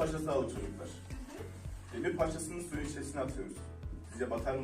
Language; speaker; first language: Turkish; native; Turkish